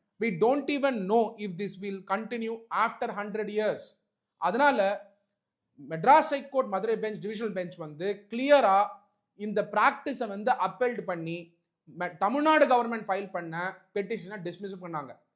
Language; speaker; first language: English; non-native, local second language; Tamil